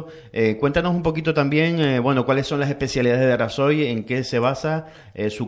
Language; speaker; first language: Spanish; native; Spanish